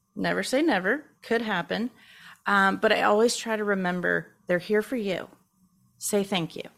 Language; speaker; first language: English; native; English